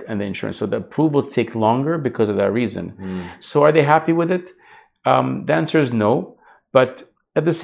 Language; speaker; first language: English; native; English